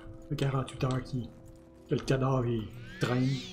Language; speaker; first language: French; native; French